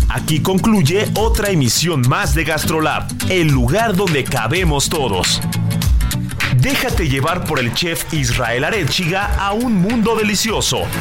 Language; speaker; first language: Spanish; native; Spanish